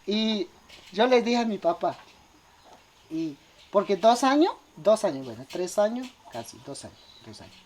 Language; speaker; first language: Spanish; non-native, local second language; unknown